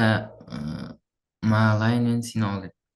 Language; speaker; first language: Finnish; non-native, learner; Uzbek